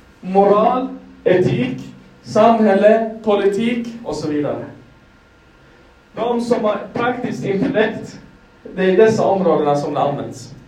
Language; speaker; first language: Swedish; non-native, fluent; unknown